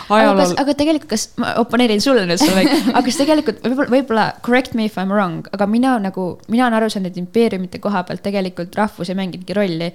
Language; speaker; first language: Estonian; native; Estonian